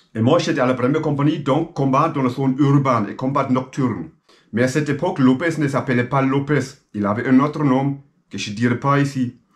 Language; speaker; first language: French; non-native, fluent; German